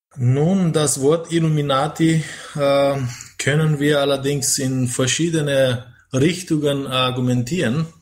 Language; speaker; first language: German; non-native, fluent; Romanian